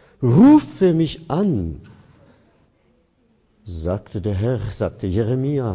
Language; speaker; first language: German; non-native, fluent; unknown